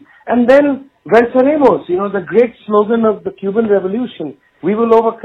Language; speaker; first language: English; non-native, local second language; Bangla